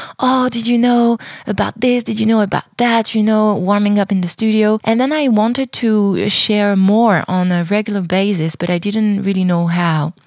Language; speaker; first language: English; non-native, fluent; French